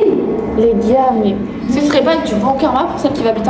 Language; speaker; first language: French; native; French